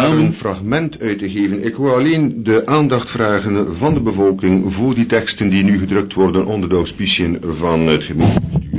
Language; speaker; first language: Dutch; native; Dutch